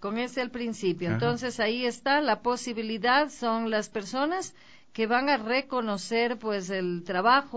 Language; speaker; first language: Spanish; native; Spanish